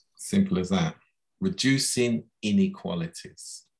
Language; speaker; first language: English; native; English